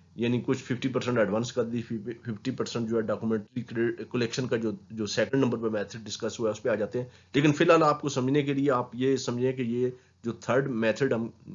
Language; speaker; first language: Urdu; non-native, local second language; Punjabi